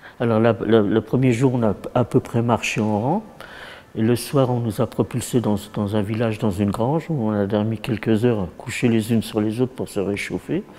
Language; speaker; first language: French; early bilingual, other home language; Yiddish